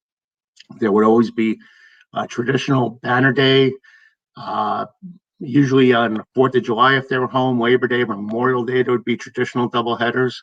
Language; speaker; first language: English; native; English